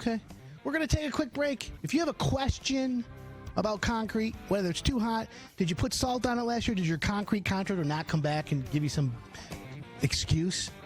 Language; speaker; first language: English; native; English